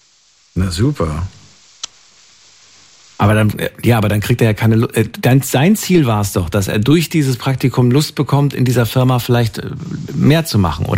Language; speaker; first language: German; native; German